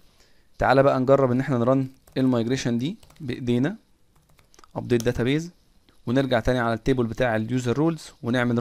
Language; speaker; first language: Arabic; native; Arabic